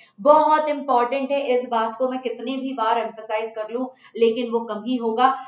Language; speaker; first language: Hindi; non-native, local second language; Bangla